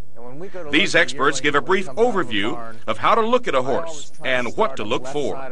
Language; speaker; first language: English; native; English